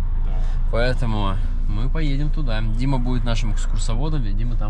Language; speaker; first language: Russian; native; Russian